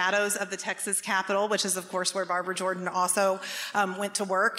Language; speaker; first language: English; native; English